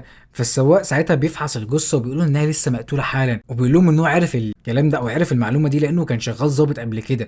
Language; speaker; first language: Arabic; native; Arabic